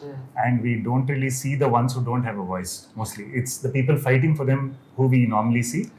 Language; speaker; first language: English; non-native, local second language; Kannada